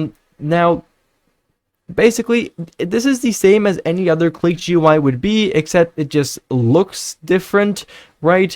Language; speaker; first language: English; non-native, fluent; Dutch